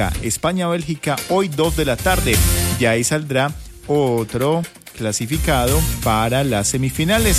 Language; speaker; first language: Spanish; native; Spanish